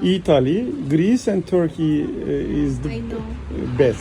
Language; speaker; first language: English; non-native, learner; Turkish